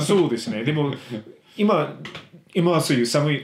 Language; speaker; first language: Japanese; non-native, fluent; English